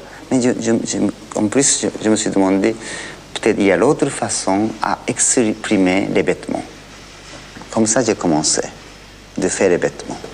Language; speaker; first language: French; non-native, learner; Japanese